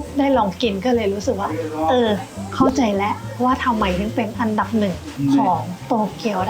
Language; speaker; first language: Thai; native; Thai